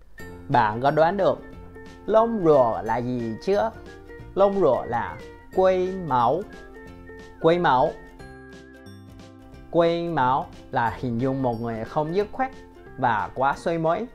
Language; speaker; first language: Vietnamese; non-native, fluent; Chinese